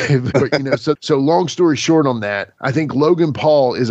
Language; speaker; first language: English; native; English